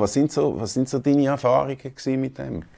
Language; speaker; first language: German; native; German